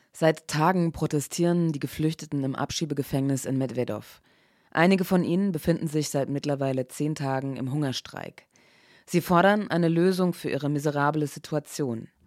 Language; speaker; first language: German; native; German